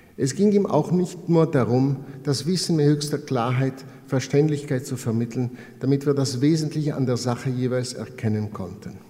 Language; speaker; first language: German; non-native, fluent; Italian